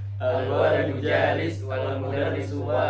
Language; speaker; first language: Arabic; non-native, learner; Indonesian